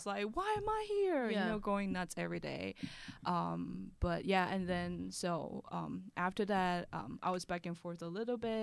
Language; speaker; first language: English; non-native, local second language; Cantonese